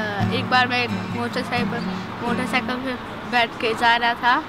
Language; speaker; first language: Hindi; early bilingual, heritage; Hindi